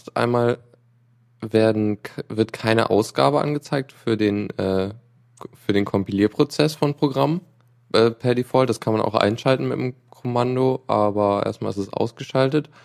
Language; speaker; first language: German; native; German